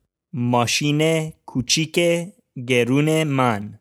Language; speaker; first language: Persian; non-native, learner; English